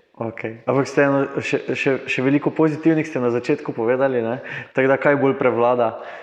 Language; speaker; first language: Slovenian; native; Slovenian